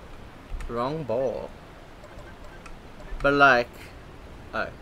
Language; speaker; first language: English; native; English